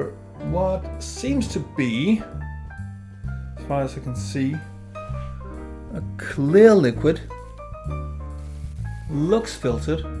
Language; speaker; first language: English; non-native, fluent; Danish